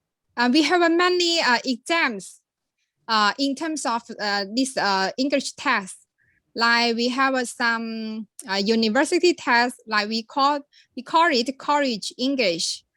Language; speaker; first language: English; non-native, learner; Chinese